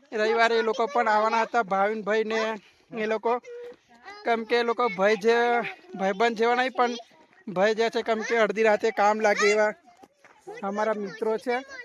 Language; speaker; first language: Gujarati; non-native, local second language; Rathawi